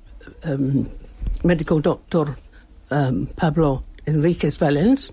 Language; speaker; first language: Spanish; non-native, learner; English